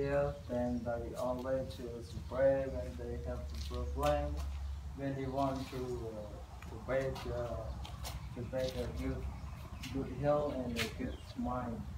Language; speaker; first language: English; non-native, learner; Khmer